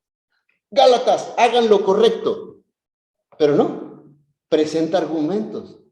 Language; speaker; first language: Spanish; native; Spanish